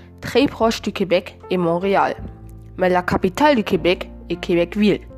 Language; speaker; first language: French; non-native, learner; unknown